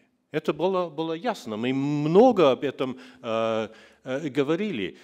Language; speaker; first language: Russian; non-native, fluent; German